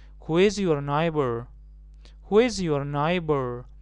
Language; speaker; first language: English; non-native, fluent; Persian